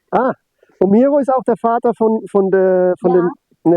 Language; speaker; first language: German; native; German